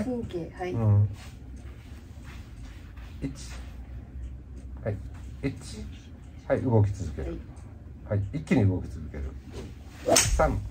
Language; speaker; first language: Japanese; native; Japanese